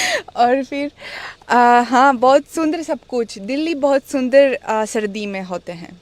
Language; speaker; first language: Hindi; non-native, fluent; Russian